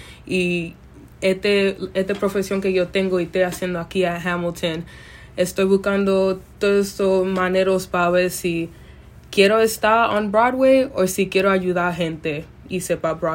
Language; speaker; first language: Spanish; early bilingual, other home language; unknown